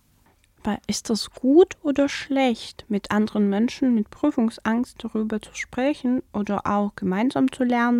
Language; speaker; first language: German; non-native, fluent; Russian